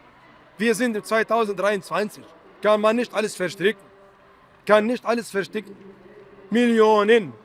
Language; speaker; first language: German; non-native, fluent; Arabic